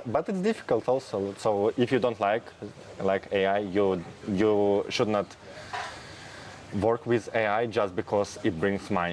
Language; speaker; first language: English; non-native, fluent; Russian